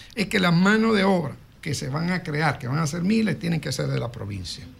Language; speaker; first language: Spanish; native; Spanish